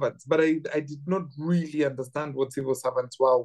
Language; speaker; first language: English; non-native, local second language; Kikuyu